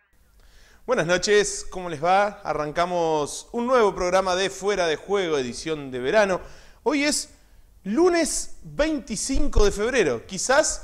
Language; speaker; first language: Spanish; native; Spanish